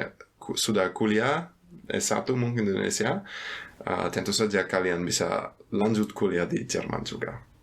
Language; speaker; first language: Indonesian; non-native, fluent; German